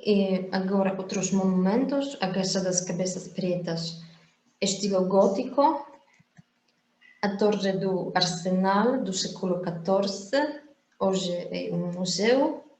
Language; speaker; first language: Portuguese; non-native, fluent; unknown